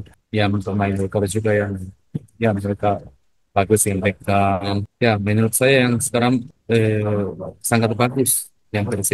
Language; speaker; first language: Indonesian; non-native, learner; Japanese